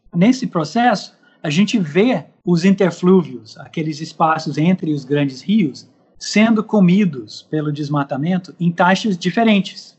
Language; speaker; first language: Portuguese; non-native, fluent; English